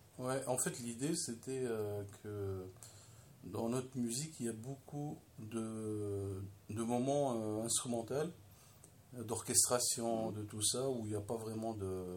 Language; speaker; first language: French; non-native, local second language; Arabic